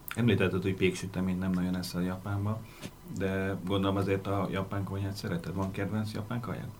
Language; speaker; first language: Hungarian; native; Hungarian